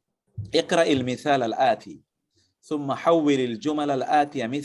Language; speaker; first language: Arabic; non-native, fluent; Bangla